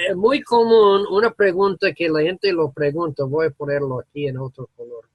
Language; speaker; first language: Spanish; non-native, fluent; English